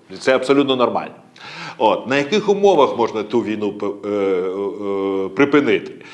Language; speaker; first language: Ukrainian; native; Ukrainian